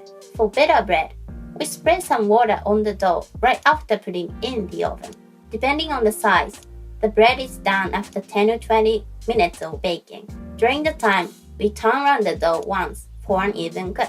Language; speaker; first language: English; non-native, fluent; Japanese